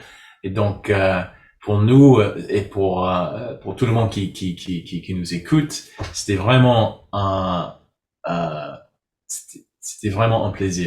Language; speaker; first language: French; non-native, learner; English